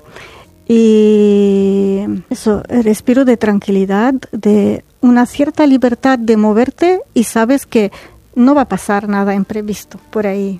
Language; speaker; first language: Spanish; non-native, fluent; Arabic